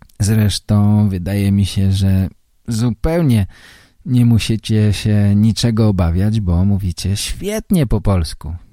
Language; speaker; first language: Polish; native; Polish